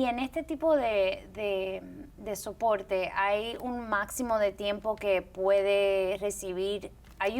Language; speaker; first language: Spanish; early bilingual, heritage; Spanish